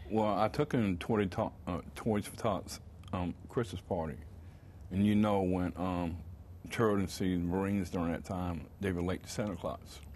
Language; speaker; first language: English; native; English